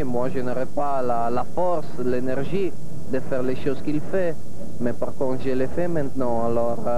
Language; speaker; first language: French; non-native, fluent; Italian